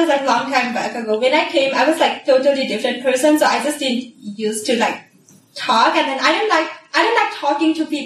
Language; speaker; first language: English; non-native, fluent; Nepali